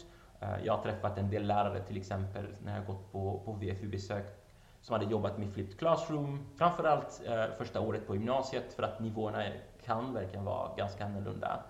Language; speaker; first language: Swedish; non-native, fluent; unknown